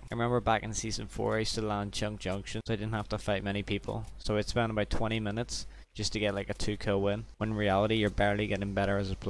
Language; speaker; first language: English; native; English